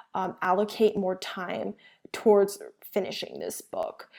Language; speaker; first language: English; early bilingual, other home language; Chinese